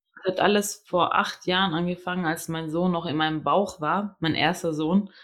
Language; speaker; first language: German; early bilingual, other home language; Albanian